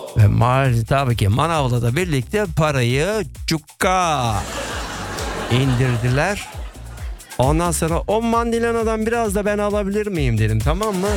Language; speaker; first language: Turkish; native; Turkish